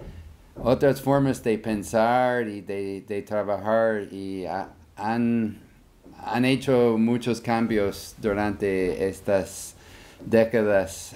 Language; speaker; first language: Spanish; non-native, fluent; English